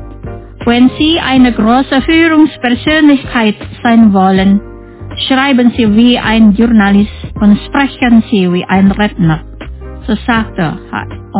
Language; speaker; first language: German; non-native, fluent; Indonesian